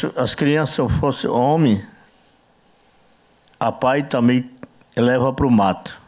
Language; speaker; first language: Portuguese; non-native, learner; Yanomámi